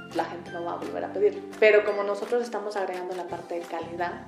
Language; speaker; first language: Spanish; native; Spanish